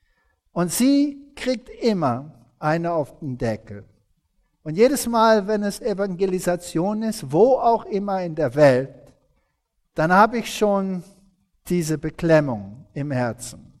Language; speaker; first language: German; early bilingual, heritage; German